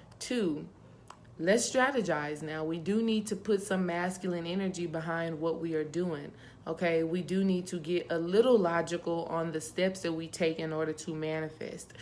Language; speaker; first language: English; native; English